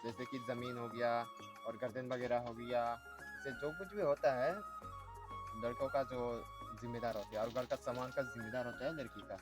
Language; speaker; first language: Hindi; non-native, local second language; Chakma